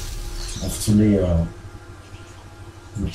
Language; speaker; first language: German; native; German